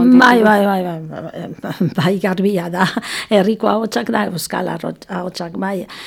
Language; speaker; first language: Basque; non-native, local second language; French